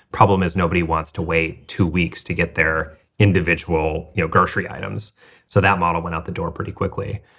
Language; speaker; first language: English; native; English